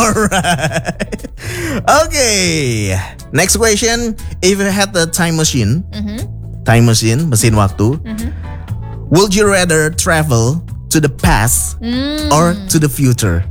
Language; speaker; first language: English; non-native, learner; Indonesian